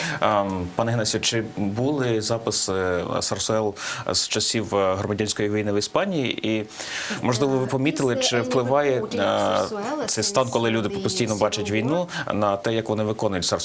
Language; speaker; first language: Ukrainian; native; Ukrainian